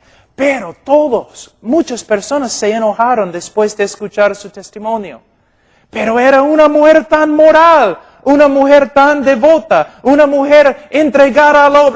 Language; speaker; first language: Spanish; non-native, fluent; English